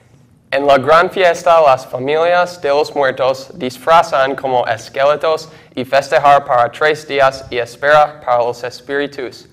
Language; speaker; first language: Spanish; non-native, learner; English